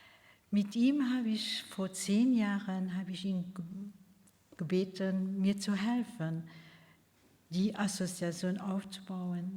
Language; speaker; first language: German; non-native, local second language; Luxembourgish